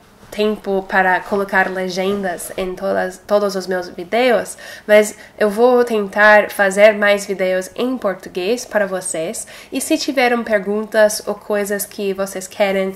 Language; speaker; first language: Portuguese; non-native, fluent; English